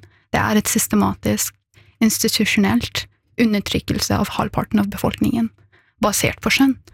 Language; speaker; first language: Norwegian; early bilingual, other home language; Persian